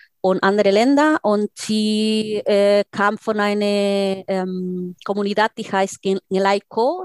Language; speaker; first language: German; non-native, fluent; Spanish